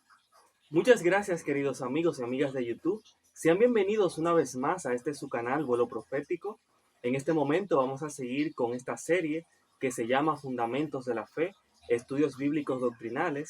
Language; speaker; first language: Spanish; native; Spanish